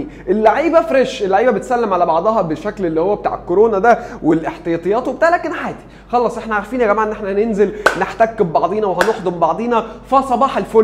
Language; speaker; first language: Arabic; native; Arabic